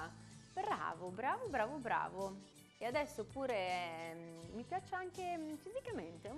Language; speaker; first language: Italian; native; Italian